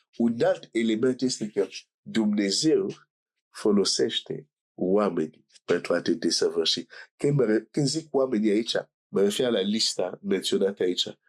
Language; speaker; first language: Romanian; non-native, fluent; French